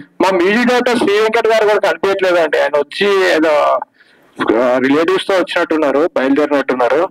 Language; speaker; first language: Telugu; native; Telugu